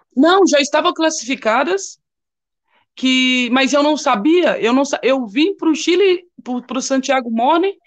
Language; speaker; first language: Portuguese; native; Portuguese